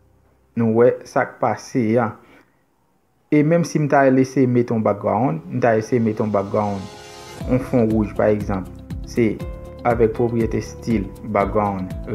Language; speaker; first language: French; non-native, local second language; Haitian Creole